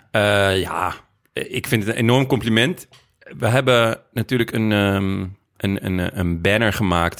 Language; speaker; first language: Dutch; native; Dutch